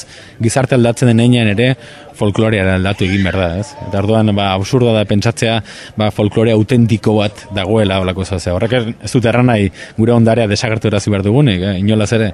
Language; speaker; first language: Basque; native; Basque